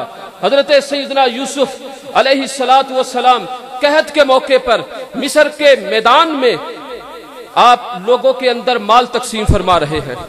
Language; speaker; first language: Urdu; non-native, local second language; Punjabi